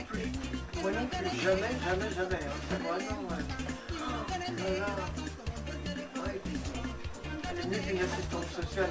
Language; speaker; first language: French; native; French